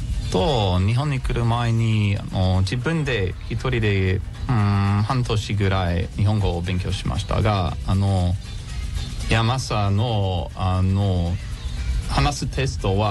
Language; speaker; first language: Japanese; non-native, learner; English